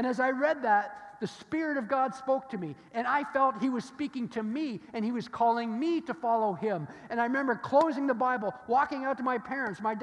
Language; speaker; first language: English; native; English